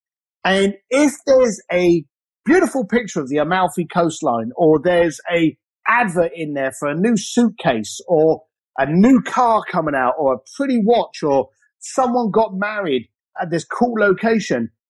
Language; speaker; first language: English; native; English